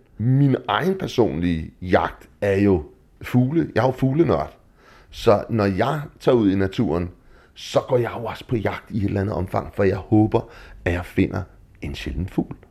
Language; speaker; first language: Danish; native; Danish